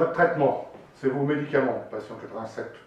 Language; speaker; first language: French; native; French